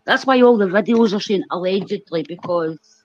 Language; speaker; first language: English; native; English